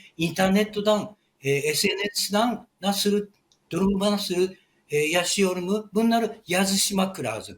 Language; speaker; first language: Turkish; non-native, learner; Japanese